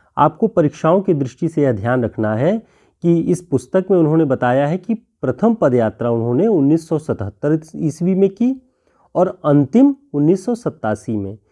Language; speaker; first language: Hindi; native; Hindi